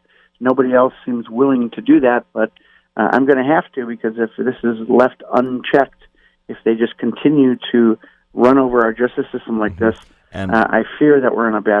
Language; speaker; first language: English; native; English